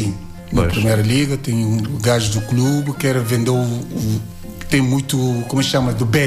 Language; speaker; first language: Portuguese; non-native, learner; Hausa